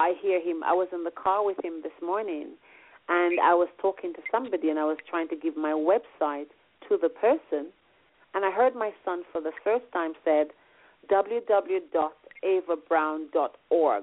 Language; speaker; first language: English; non-native, local second language; Jamaican Creole English